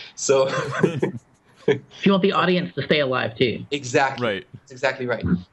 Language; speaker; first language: English; non-native, fluent; Hebrew